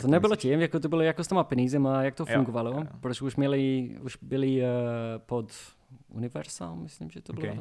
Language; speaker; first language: Czech; non-native, learner; English